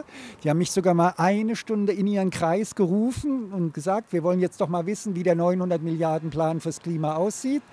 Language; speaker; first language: German; native; German